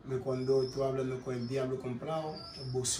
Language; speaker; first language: Spanish; non-native, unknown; Haitian Creole